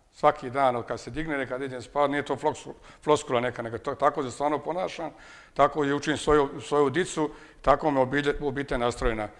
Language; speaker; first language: Croatian; native; Croatian